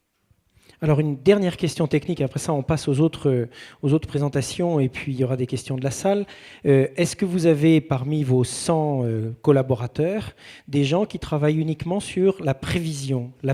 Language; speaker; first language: French; native; French